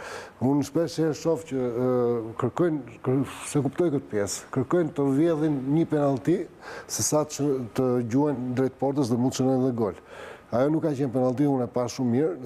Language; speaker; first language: Albanian; native; Albanian